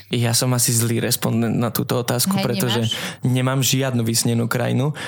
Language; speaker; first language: Slovak; native; Slovak